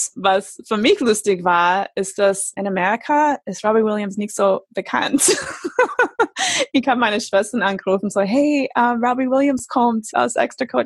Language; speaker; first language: German; non-native, fluent; English